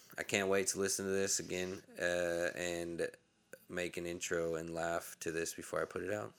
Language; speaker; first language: English; native; English